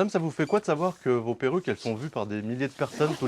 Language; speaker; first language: French; native; French